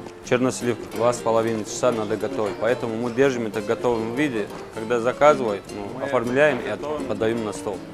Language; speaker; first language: Russian; non-native, learner; Turkish